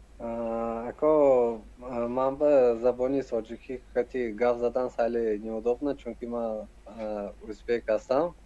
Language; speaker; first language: Tajik; non-native, local second language; Uzbek